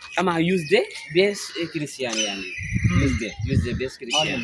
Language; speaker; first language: Turkish; non-native, learner; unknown